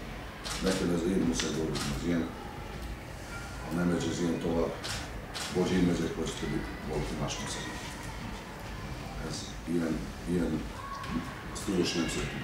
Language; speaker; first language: Hungarian; non-native, learner; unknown